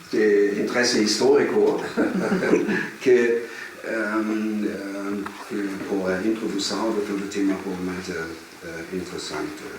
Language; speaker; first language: Portuguese; non-native, fluent; German